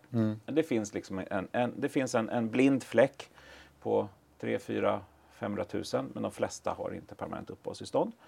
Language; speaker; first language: Swedish; native; Swedish